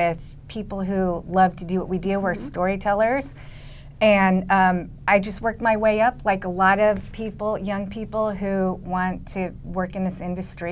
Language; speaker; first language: English; native; English